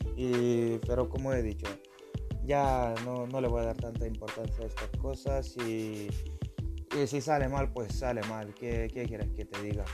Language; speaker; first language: Spanish; non-native, fluent; Lithuanian